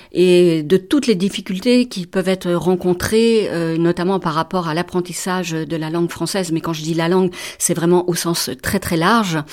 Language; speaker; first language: French; native; French